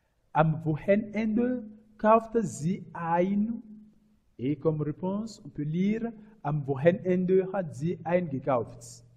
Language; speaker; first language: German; non-native, learner; French